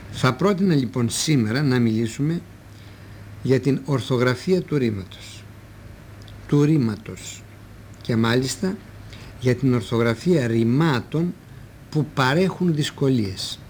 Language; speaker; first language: Greek; native; Greek